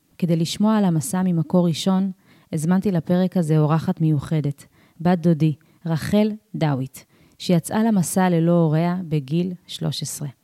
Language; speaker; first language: Hebrew; early bilingual, other home language; Amharic